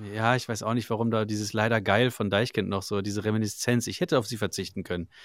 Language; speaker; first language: German; native; German